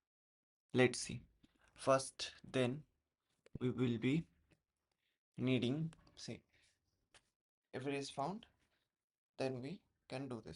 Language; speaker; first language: English; non-native, local second language; Hindi